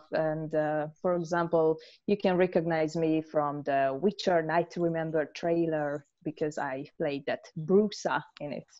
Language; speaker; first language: English; non-native, fluent; Hungarian